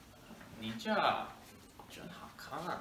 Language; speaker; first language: Chinese; non-native, learner; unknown